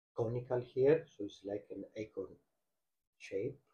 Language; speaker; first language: English; non-native, fluent; Greek